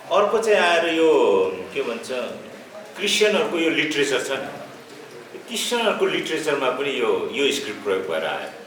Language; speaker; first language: Nepali; non-native, local second language; Limbu